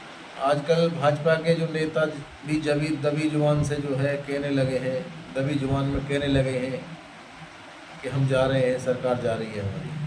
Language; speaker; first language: Hindi; native; Hindi